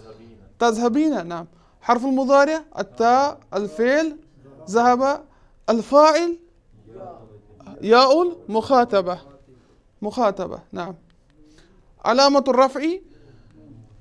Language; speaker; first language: Arabic; non-native, fluent; Urdu